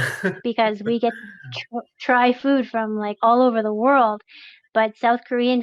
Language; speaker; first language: English; non-native, local second language; French